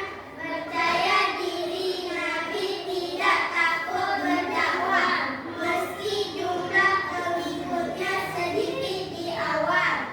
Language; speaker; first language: Indonesian; native; Indonesian